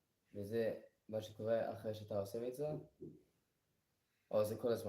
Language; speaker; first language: Hebrew; non-native, learner; English